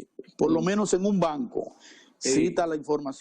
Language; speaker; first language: Spanish; native; Spanish